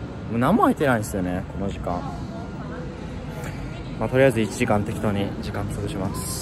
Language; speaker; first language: Japanese; native; Japanese